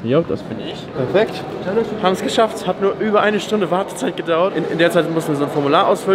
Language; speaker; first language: German; native; German